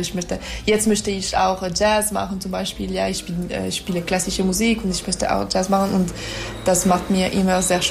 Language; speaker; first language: German; non-native, fluent; English